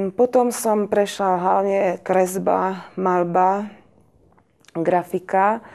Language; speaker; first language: Slovak; native; Slovak